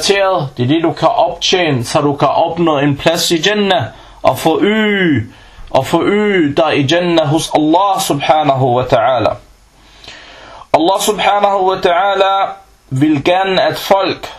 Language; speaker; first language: Danish; early bilingual, other home language; Arabic